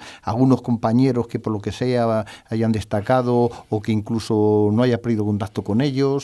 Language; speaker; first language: Spanish; native; Spanish